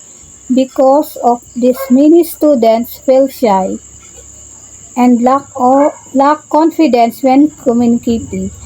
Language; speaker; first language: English; non-native, local second language; Filipino